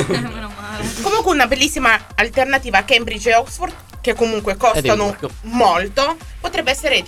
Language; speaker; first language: Italian; native; Italian